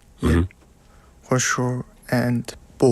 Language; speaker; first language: English; non-native, learner; Mongolian